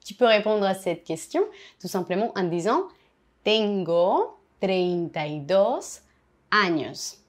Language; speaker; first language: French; non-native, fluent; Spanish